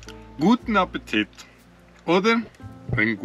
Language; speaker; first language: German; native; German